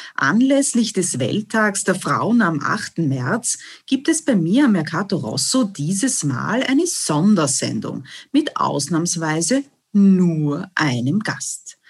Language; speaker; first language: German; native; German